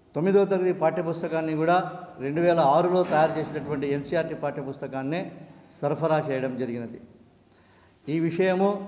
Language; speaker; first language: Telugu; non-native, local second language; Urdu